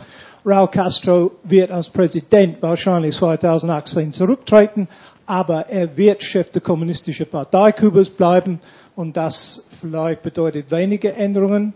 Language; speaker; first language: German; non-native, fluent; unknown